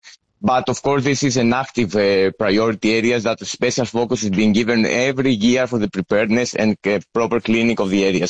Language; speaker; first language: English; non-native, fluent; Greek